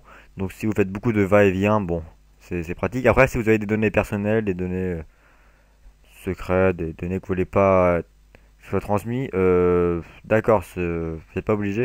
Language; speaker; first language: French; native; French